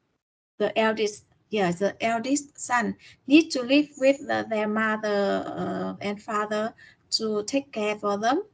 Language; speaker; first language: English; non-native, learner; Vietnamese